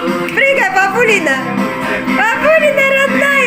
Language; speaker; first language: Russian; native; Russian